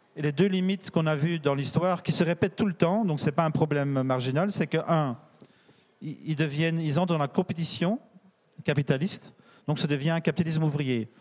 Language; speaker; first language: French; native; French